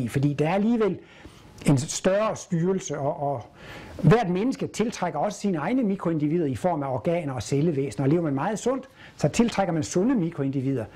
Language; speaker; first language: Danish; native; Danish